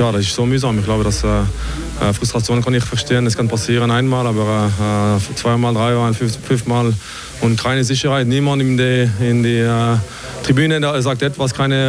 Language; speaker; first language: German; non-native, local second language; French